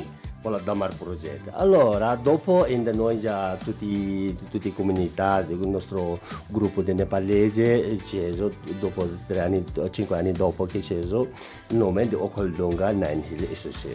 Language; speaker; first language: Italian; non-native, learner; Nepali